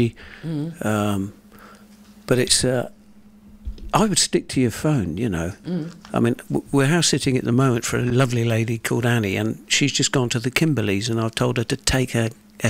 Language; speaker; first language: English; native; English